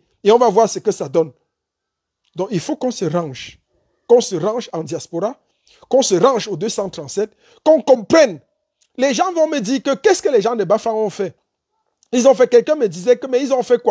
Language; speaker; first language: French; native; French